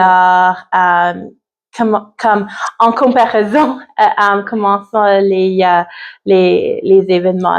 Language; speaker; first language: French; non-native, learner; English